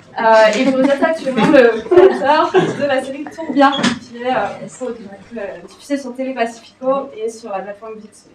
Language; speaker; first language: French; native; French